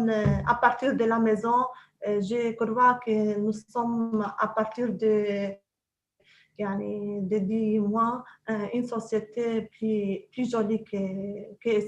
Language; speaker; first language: French; non-native, local second language; Arabic